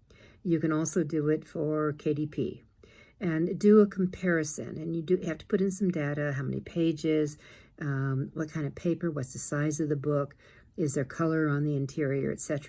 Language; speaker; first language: English; native; English